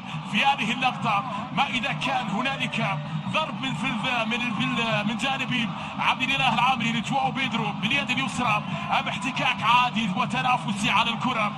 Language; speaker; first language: Arabic; native; Arabic